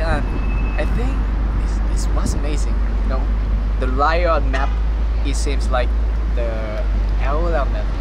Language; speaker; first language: English; non-native, learner; Korean